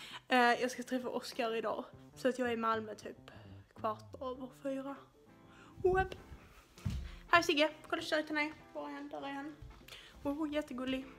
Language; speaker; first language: Swedish; native; Swedish